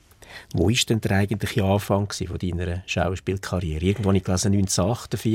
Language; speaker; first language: German; native; German